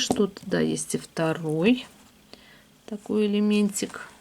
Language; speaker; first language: Russian; native; Russian